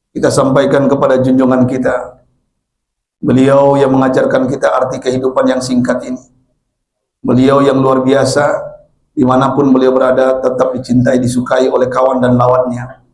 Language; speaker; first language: Indonesian; non-native, local second language; Minangkabau